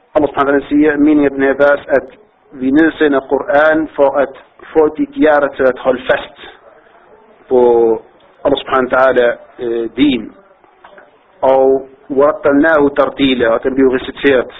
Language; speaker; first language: Danish; non-native, fluent; Arabic